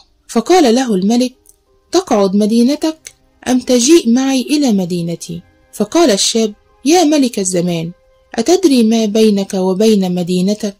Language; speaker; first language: Arabic; native; Arabic